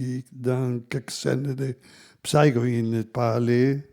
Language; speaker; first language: French; non-native, fluent; Italian